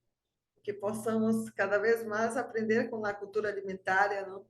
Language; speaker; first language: Portuguese; non-native, fluent; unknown